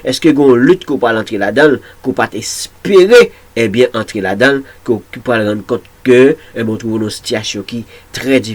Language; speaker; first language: French; non-native, local second language; Haitian Creole